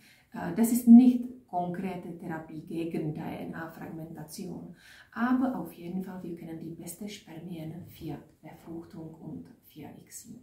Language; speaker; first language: German; non-native, fluent; Czech